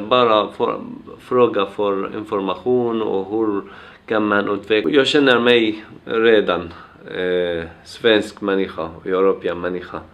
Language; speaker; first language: Swedish; non-native, fluent; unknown